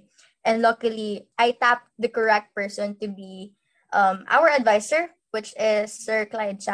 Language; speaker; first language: English; non-native, local second language; Hiligaynon